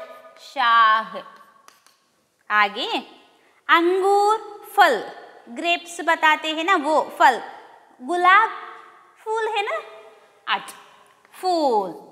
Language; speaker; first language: Hindi; non-native, local second language; Kannada